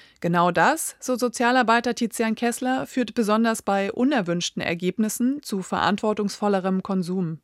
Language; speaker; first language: German; native; German